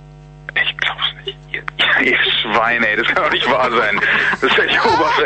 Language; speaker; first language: German; native; German